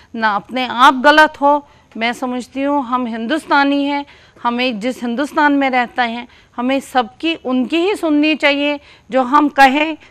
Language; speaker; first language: Hindi; native; Hindi